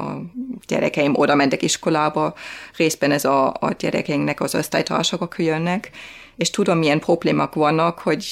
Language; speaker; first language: Hungarian; non-native, fluent; German